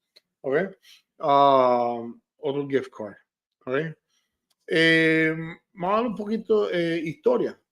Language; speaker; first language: Spanish; early bilingual, heritage; Spanish